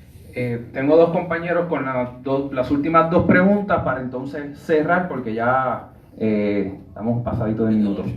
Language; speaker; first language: Spanish; native; Spanish